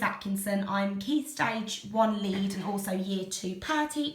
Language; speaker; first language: English; native; English